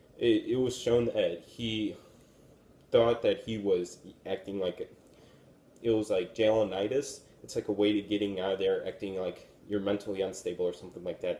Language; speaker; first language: English; native; English